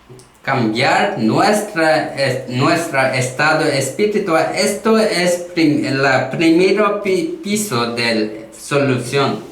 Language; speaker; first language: Spanish; non-native, learner; Korean